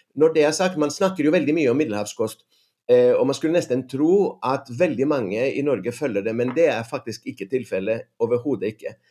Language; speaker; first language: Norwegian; non-native, fluent; Greek